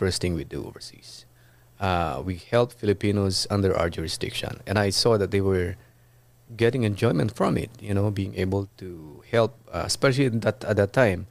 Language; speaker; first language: English; non-native, local second language; Iloko